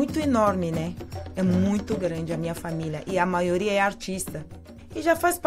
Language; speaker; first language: Portuguese; non-native, fluent; Mandingo